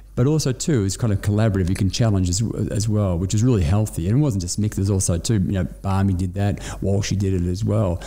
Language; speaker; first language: English; native; English